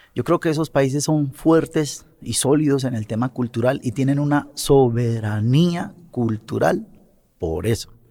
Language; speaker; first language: Spanish; native; Spanish